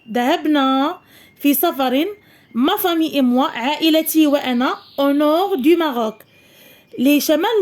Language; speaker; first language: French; non-native, local second language; Arabic